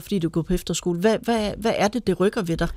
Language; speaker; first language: Danish; native; Danish